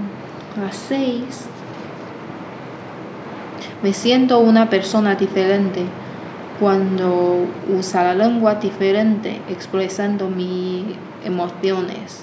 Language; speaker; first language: Spanish; non-native, fluent; Chinese